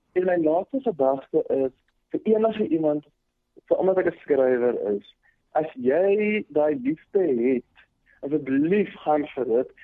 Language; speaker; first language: Afrikaans; early bilingual, other home language; Zulu